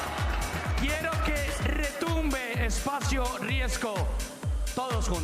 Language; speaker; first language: Spanish; native; Spanish